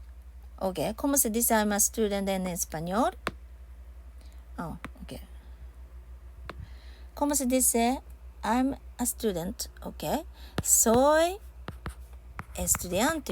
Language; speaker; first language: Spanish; non-native, learner; Japanese